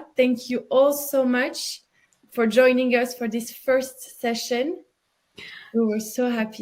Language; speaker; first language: English; non-native, fluent; French